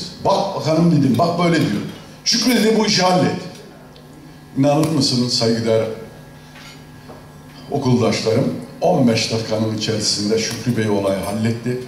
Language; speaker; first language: Turkish; native; Turkish